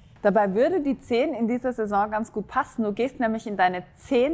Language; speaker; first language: German; native; German